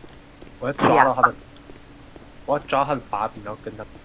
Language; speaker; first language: Chinese; native; Chinese